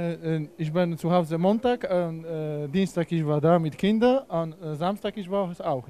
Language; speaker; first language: German; non-native, learner; Polish